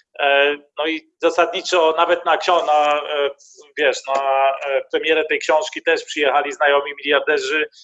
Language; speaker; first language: Polish; early bilingual, heritage; Polish